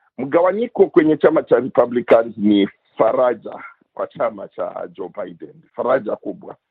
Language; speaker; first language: Swahili; non-native, local second language; Luyia